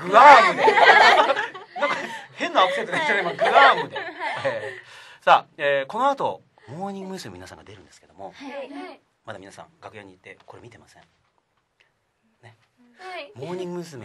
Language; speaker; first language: Japanese; native; Japanese